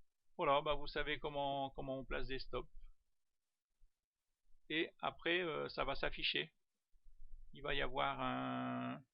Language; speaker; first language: French; native; French